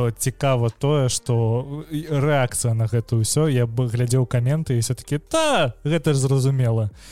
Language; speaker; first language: Belarusian; native; Belarusian